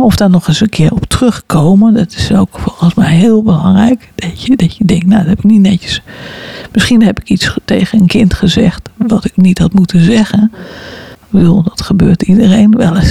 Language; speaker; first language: Dutch; native; Dutch